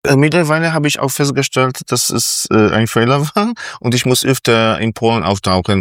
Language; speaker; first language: German; non-native, fluent; Polish